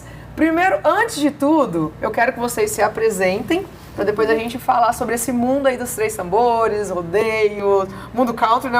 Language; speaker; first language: Portuguese; native; Portuguese